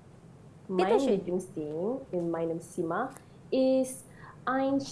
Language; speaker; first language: German; non-native, learner; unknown